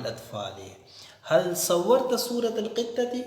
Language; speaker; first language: Arabic; non-native, fluent; Urdu